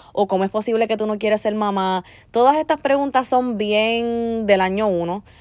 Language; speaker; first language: Spanish; early bilingual, heritage; Spanish